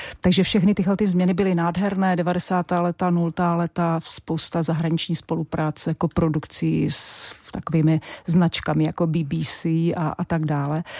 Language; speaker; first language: Czech; native; Czech